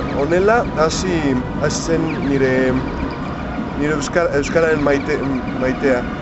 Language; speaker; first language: Basque; non-native, learner; Spanish